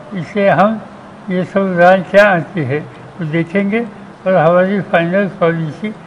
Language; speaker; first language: Hindi; non-native, local second language; Marathi